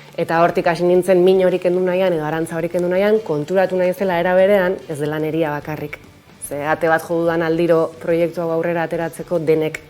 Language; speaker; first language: Basque; native; Basque